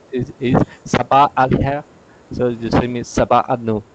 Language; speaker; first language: English; non-native, learner; Spanish